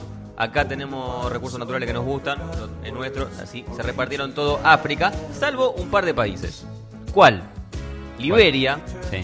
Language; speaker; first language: Spanish; native; Spanish